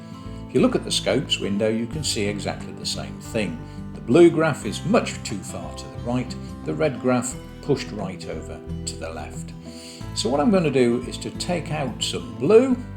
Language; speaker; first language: English; native; English